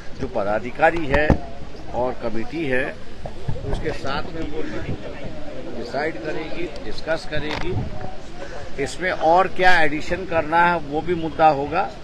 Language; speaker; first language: Hindi; non-native, local second language; Marathi